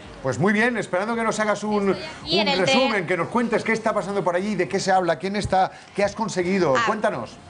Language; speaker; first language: Spanish; native; Spanish